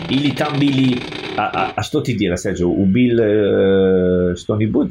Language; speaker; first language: Russian; non-native, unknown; Italian